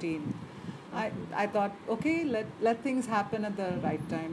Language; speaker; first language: English; non-native, local second language; Malayalam